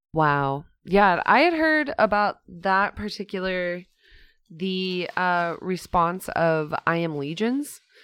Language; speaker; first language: English; native; English